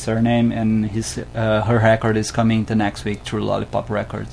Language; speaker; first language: English; non-native, fluent; Portuguese